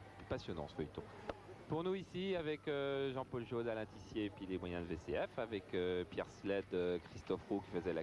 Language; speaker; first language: French; native; French